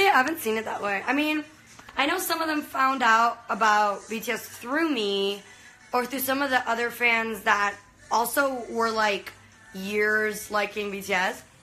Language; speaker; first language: English; early bilingual, other home language; Spanish